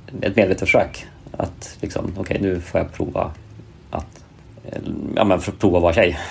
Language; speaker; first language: Swedish; native; Swedish